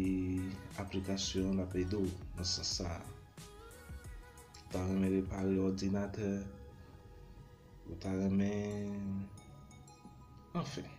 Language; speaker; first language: French; non-native, learner; Haitian Creole